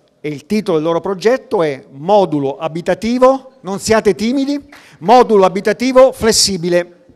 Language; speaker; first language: Italian; native; Italian